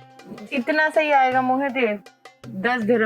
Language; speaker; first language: Hindi; native; Hindi